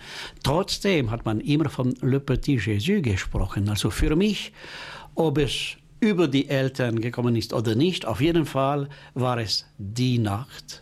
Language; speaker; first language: German; non-native, local second language; French